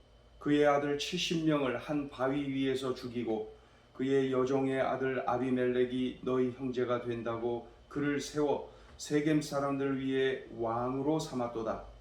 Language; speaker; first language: Korean; native; Korean